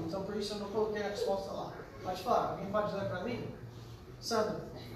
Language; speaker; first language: Portuguese; non-native, fluent; English